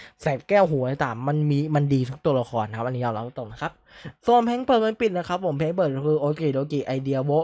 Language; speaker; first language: Thai; native; Thai